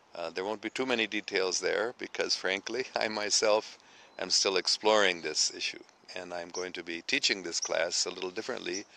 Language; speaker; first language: English; native; English